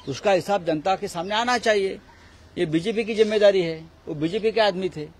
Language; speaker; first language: Hindi; non-native, local second language; Marathi